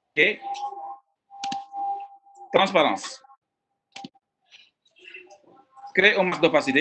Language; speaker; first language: French; non-native, local second language; Wolof